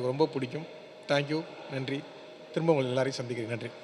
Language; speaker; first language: Tamil; native; Tamil